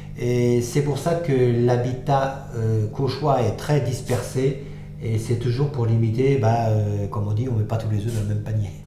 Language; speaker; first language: French; native; French